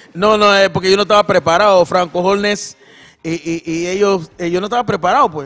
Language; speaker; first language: Spanish; non-native, local second language; English